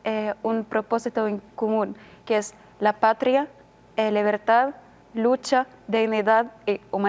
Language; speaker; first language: Spanish; non-native, learner; Arabic